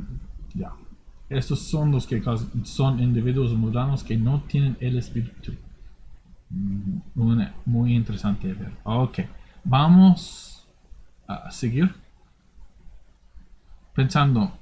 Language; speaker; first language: Spanish; non-native, fluent; English